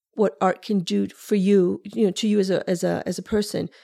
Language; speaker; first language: English; early bilingual, other home language; Spanish